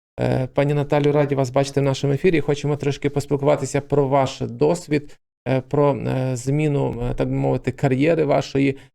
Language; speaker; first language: Ukrainian; native; Ukrainian